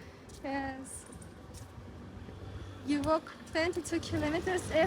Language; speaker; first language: English; non-native, fluent; Persian